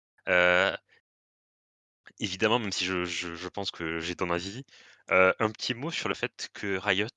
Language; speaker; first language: French; native; French